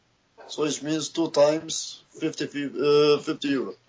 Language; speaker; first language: English; non-native, learner; Albanian